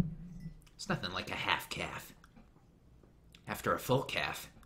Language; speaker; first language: English; native; English